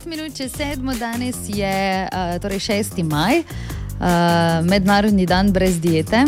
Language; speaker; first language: Slovenian; native; Slovenian